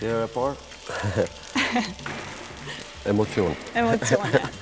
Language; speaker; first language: Albanian; early bilingual, heritage; Albanian